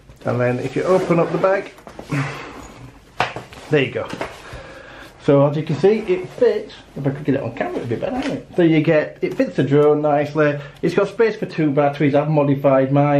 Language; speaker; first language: English; native; English